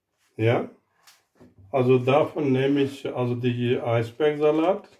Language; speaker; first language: German; non-native, learner; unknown